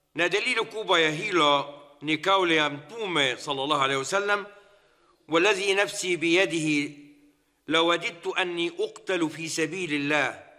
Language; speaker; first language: Swahili; non-native, fluent; Arabic